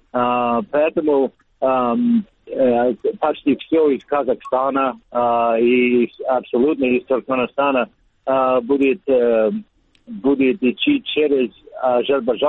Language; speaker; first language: Russian; non-native, learner; English